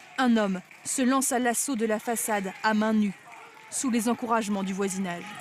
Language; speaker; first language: French; native; French